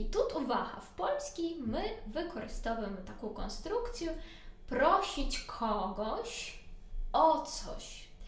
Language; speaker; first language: Polish; non-native, learner; Ukrainian